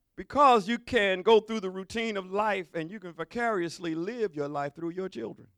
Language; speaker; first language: English; native; English